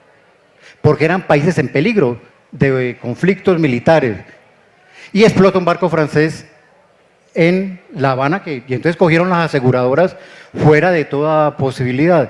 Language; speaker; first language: Spanish; native; Spanish